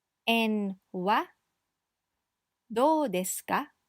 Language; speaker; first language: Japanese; non-native, fluent; English